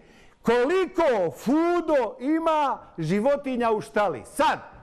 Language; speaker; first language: Bosnian; native; Bosnian